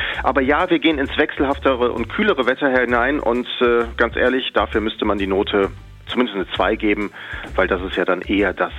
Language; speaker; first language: German; native; German